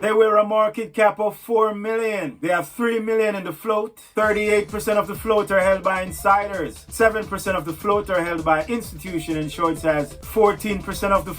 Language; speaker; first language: English; native; English